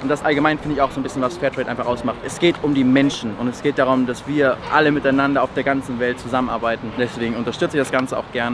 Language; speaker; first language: German; native; German